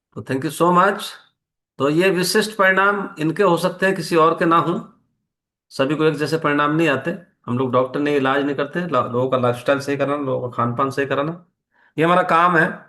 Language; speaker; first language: Hindi; native; Hindi